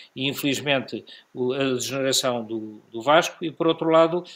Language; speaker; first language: Portuguese; native; Portuguese